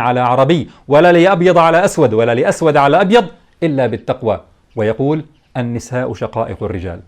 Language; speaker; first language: Arabic; native; Arabic